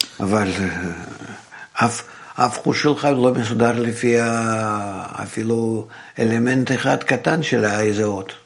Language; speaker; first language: Hebrew; non-native, fluent; Russian